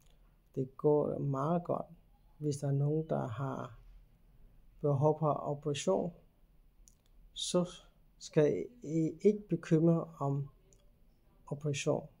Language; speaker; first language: Danish; non-native, learner; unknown